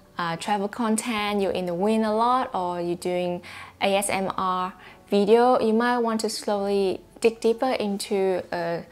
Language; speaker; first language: English; non-native, fluent; Vietnamese